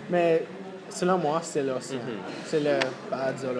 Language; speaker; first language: French; non-native, fluent; English